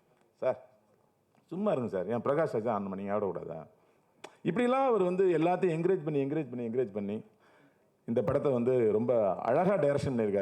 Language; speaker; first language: Tamil; native; Tamil